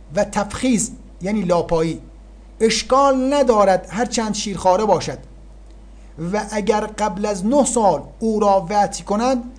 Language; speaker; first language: Persian; native; Persian